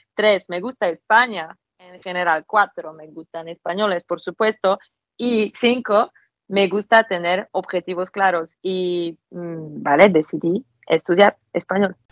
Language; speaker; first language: Spanish; non-native, fluent; Polish